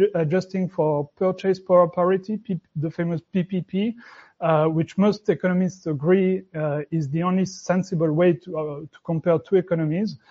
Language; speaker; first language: English; non-native, fluent; French